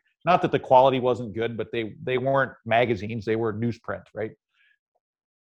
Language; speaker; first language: English; native; English